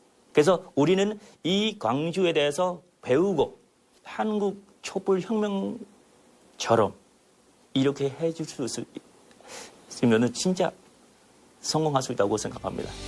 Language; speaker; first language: Korean; non-native, learner; Khmer